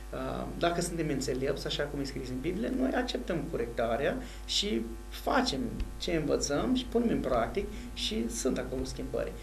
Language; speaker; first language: Romanian; non-native, fluent; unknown